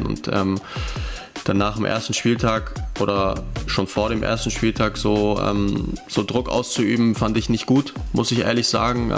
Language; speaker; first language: German; native; German